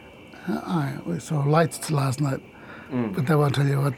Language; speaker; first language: English; non-native, local second language; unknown